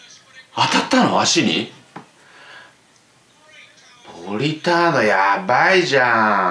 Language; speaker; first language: Japanese; native; Japanese